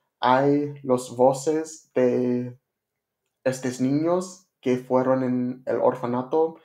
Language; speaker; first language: Spanish; non-native, learner; English